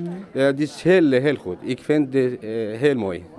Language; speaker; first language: Dutch; non-native, learner; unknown